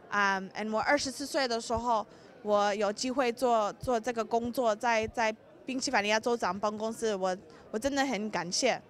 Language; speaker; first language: Chinese; early bilingual, heritage; English